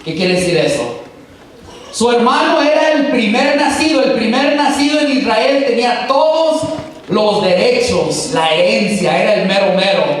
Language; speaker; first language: Spanish; early bilingual, heritage; Spanish